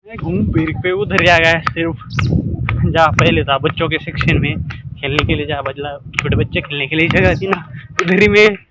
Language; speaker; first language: Hindi; non-native, local second language; Marathi